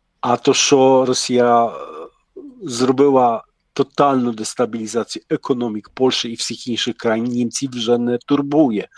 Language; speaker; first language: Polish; non-native, learner; Ukrainian